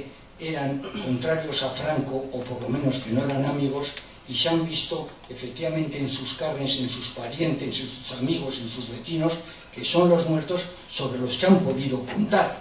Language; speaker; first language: Spanish; native; Spanish